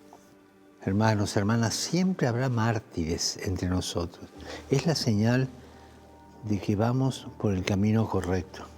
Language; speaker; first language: Spanish; native; Spanish